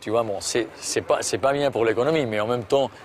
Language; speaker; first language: French; non-native, fluent; Spanish